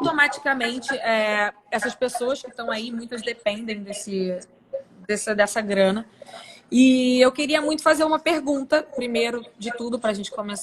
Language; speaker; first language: Portuguese; native; Portuguese